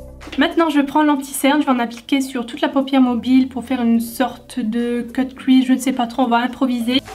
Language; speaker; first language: French; native; French